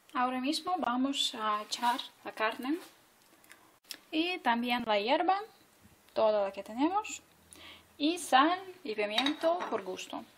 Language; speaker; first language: Spanish; non-native, fluent; Ukrainian